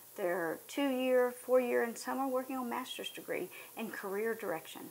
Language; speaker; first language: English; native; English